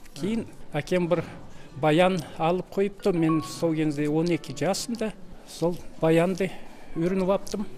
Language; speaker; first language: Kazakh; non-native, local second language; Russian